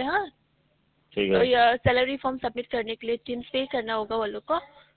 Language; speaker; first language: Urdu; native; Urdu